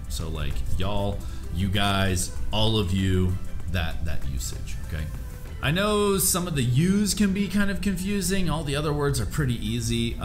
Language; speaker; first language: English; native; English